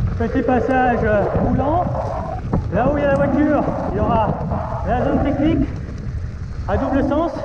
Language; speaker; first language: French; native; French